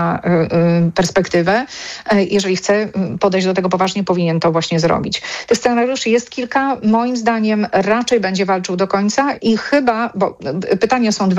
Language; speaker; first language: Polish; native; Polish